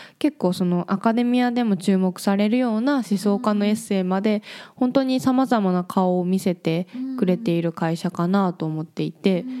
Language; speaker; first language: Japanese; native; Japanese